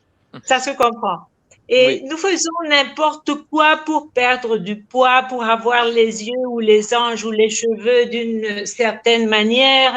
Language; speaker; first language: French; non-native, fluent; Spanish